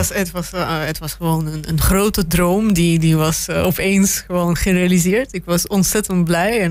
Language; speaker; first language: Dutch; non-native, fluent; Russian